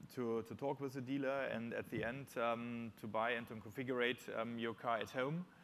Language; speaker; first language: English; non-native, fluent; German